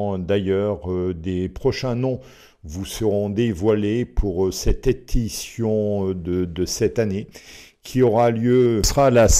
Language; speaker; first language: French; native; French